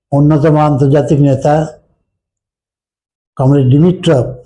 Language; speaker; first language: Bangla; native; Bangla